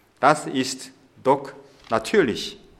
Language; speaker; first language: German; non-native, fluent; Korean